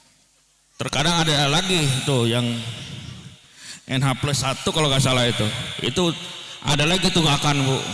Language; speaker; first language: Indonesian; native; Indonesian